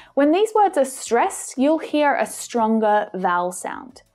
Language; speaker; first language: English; native; English